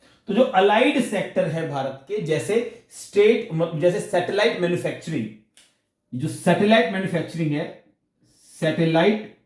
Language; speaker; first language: Hindi; native; Hindi